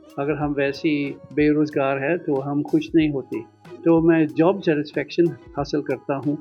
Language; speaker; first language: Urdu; non-native, fluent; Dutch